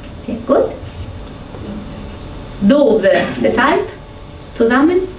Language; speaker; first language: German; non-native, fluent; Italian